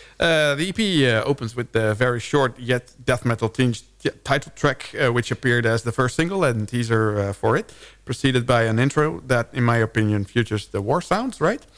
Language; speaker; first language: English; non-native, fluent; Dutch